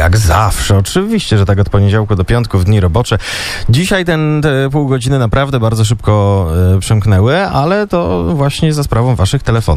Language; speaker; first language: Polish; native; Polish